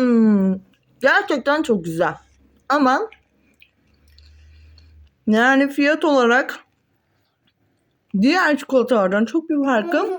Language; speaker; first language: Turkish; native; Turkish